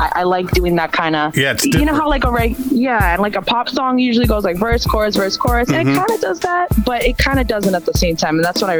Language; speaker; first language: English; native; English